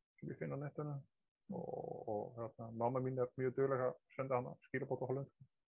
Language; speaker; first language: Icelandic; non-native, fluent; Dutch